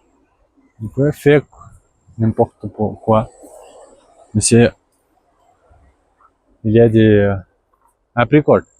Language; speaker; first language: French; non-native, learner; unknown